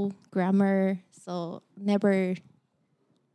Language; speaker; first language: English; non-native, learner; Japanese